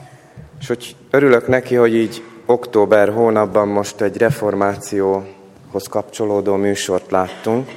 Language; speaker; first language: Hungarian; native; Hungarian